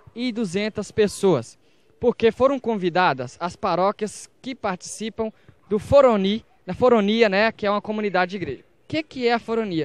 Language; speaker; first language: Portuguese; native; Portuguese